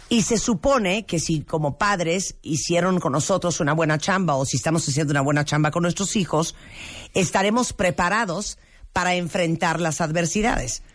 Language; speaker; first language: Spanish; native; Spanish